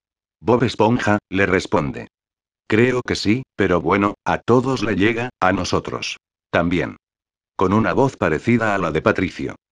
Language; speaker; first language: Spanish; native; Spanish